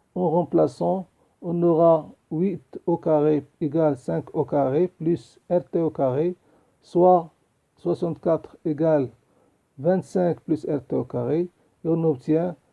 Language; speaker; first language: French; non-native, local second language; Arabic